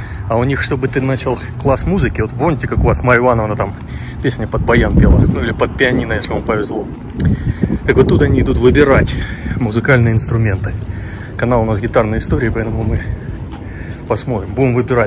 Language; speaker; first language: Russian; native; Russian